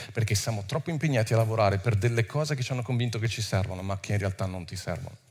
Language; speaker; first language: Italian; non-native, fluent; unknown